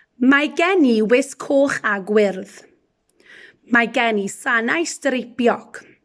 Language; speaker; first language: Welsh; non-native, local second language; English